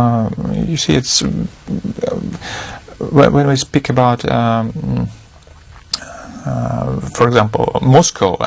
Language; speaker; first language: English; non-native, fluent; Russian